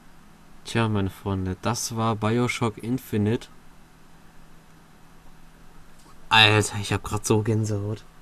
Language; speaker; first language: German; native; German